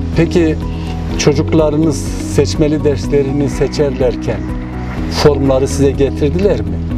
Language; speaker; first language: Turkish; non-native, local second language; Zaza